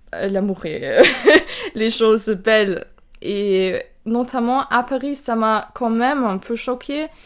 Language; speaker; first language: French; non-native, fluent; German